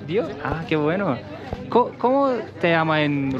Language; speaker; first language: Spanish; non-native, learner; Turkish